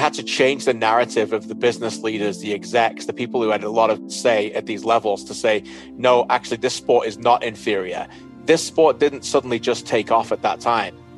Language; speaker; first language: English; native; English